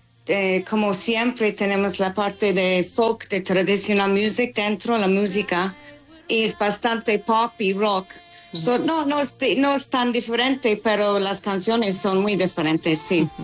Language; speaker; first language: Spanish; non-native, fluent; English